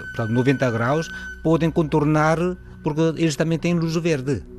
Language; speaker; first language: Portuguese; non-native, fluent; Korean